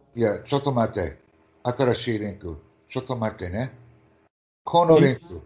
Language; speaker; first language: Japanese; non-native, learner; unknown